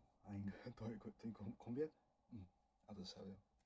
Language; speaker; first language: Vietnamese; non-native, learner; Japanese